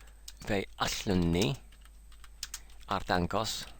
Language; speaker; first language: Welsh; non-native, learner; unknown